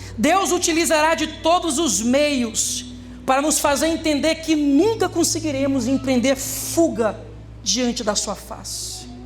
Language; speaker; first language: Portuguese; native; Portuguese